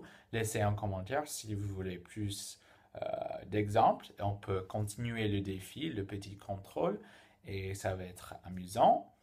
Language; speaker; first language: French; non-native, fluent; English